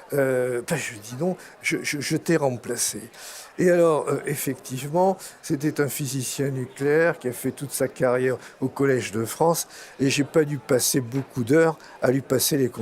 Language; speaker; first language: French; native; French